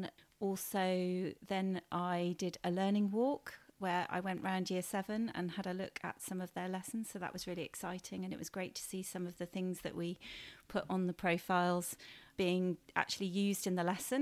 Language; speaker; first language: English; native; English